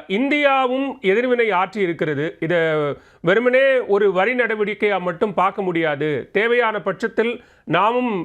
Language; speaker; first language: Tamil; native; Tamil